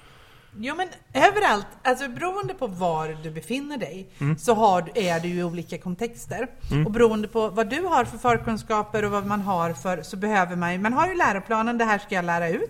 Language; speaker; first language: Swedish; native; Swedish